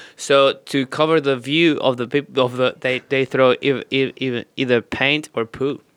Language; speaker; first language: English; non-native, fluent; Spanish